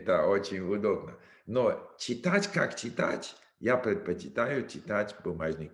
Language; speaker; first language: Russian; non-native, learner; English